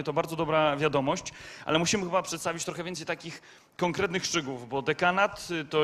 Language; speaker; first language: Polish; native; Polish